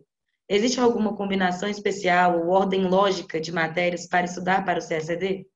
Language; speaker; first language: Portuguese; native; Portuguese